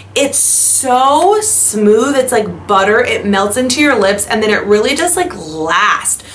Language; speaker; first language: English; native; English